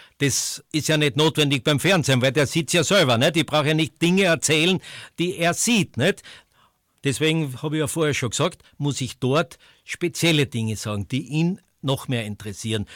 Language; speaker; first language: German; native; German